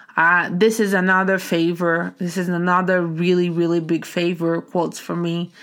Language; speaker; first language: English; non-native, fluent; Portuguese